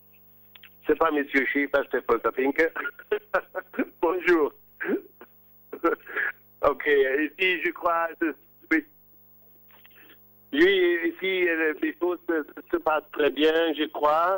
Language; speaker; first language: French; non-native, fluent; German